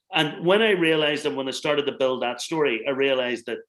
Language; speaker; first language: English; native; English